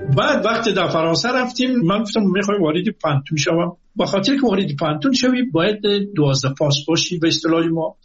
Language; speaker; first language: Persian; native; Persian